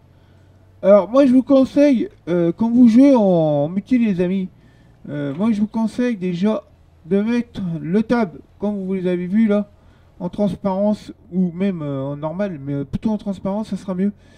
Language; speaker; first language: French; native; French